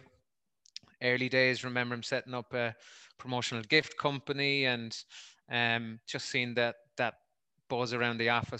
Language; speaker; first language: English; native; English